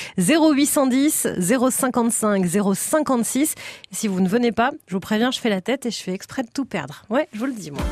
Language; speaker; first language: French; native; French